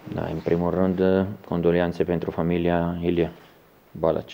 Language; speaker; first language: Romanian; non-native, learner; Italian